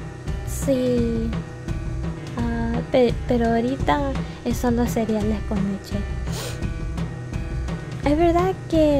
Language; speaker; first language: Spanish; early bilingual, heritage; English